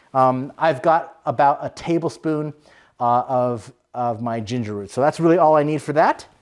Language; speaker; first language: English; native; English